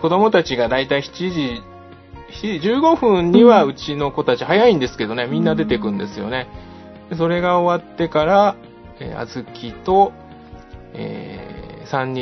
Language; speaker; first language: Japanese; native; Japanese